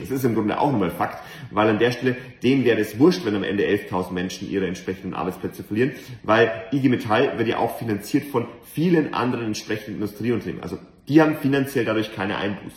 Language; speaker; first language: German; native; German